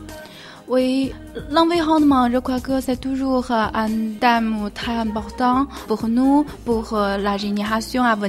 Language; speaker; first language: French; non-native, learner; Chinese